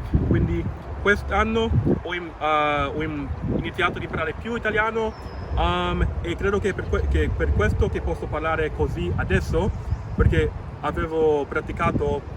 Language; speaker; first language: Italian; non-native, fluent; English